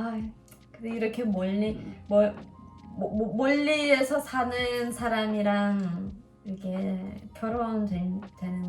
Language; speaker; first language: Korean; non-native, learner; Russian